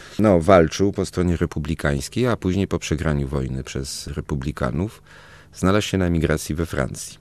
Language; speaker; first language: Polish; early bilingual, other home language; Spanish